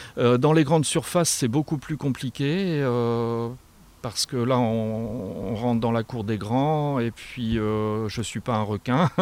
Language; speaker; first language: French; native; French